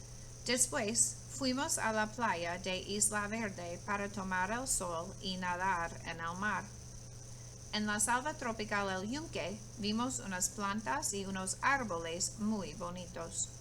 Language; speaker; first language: Spanish; non-native, fluent; English